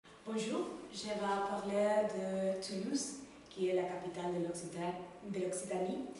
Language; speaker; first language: French; non-native, learner; Spanish